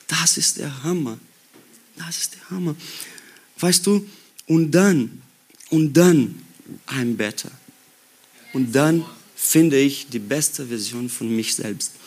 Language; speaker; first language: German; non-native, learner; Portuguese